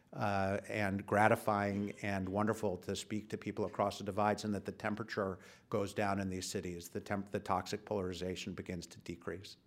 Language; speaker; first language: English; early bilingual, other home language; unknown